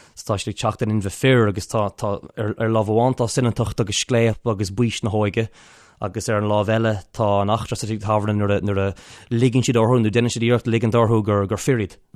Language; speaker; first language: Irish; non-native, local second language; English